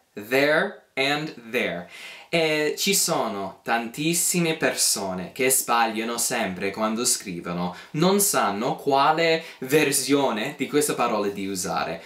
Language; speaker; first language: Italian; non-native, fluent; English